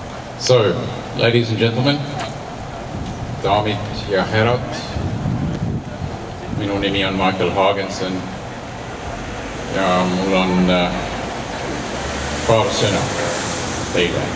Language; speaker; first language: Estonian; non-native, learner; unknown